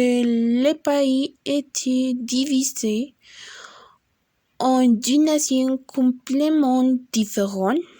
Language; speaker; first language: French; non-native, learner; Spanish